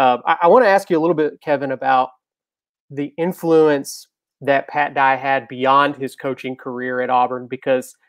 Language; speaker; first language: English; native; English